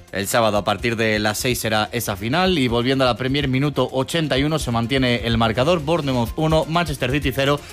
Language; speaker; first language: Spanish; native; Spanish